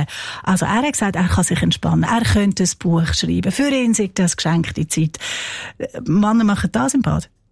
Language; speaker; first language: German; native; German